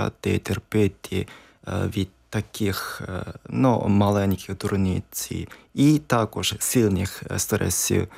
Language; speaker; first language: Ukrainian; non-native, learner; Japanese